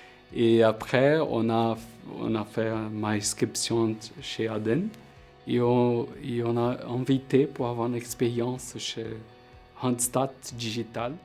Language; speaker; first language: French; non-native, fluent; Portuguese